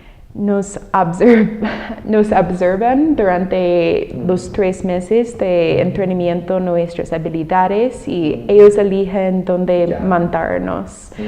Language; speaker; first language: Spanish; non-native, fluent; English